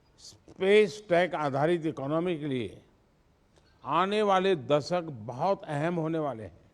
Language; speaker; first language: Hindi; non-native, local second language; Gujarati